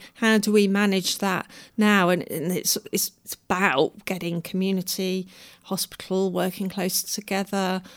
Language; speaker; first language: English; native; English